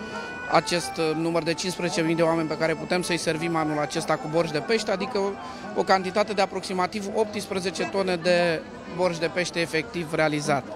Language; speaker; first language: Romanian; native; Romanian